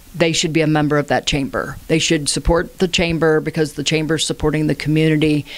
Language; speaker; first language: English; native; English